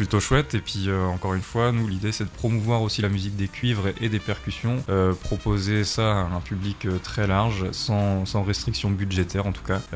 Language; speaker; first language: French; native; French